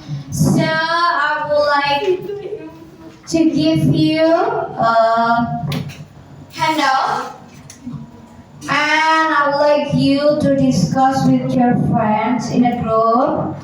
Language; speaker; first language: English; non-native, learner; Indonesian